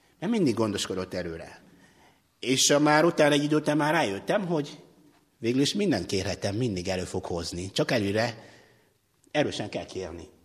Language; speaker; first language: Hungarian; non-native, fluent; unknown